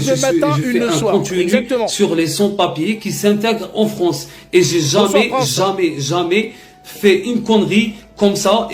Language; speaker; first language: French; non-native, learner; Arabic